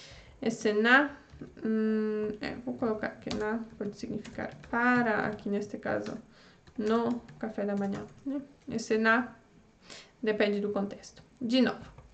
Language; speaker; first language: Portuguese; non-native, fluent; Polish